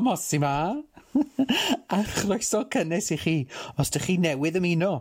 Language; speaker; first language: Welsh; non-native, fluent; English